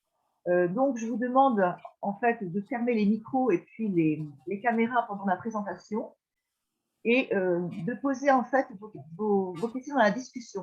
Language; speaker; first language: French; native; French